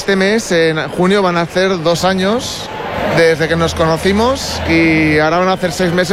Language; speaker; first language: Spanish; native; Spanish